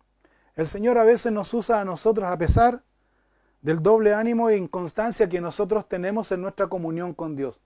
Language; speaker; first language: Spanish; native; Spanish